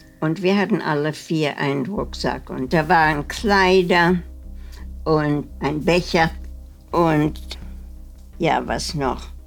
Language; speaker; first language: German; non-native, fluent; Dutch